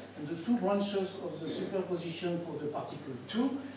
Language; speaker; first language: English; non-native, fluent; French